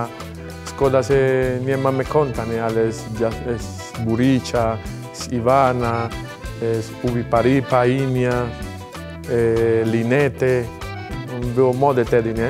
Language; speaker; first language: Polish; non-native, learner; Spanish